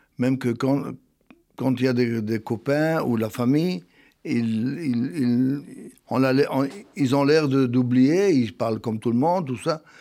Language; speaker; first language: French; non-native, fluent; Hebrew